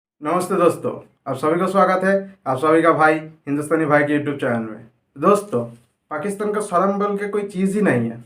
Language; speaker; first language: Hindi; non-native, local second language; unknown